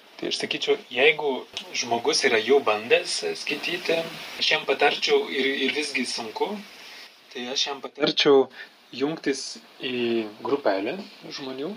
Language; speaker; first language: Lithuanian; non-native, fluent; French